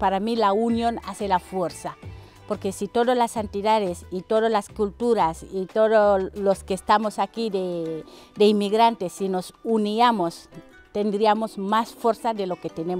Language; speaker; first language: Spanish; non-native, fluent; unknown